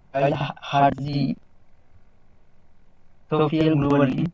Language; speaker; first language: German; non-native, learner; Bangla